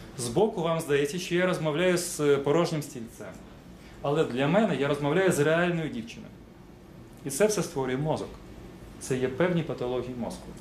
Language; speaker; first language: Ukrainian; non-native, local second language; Russian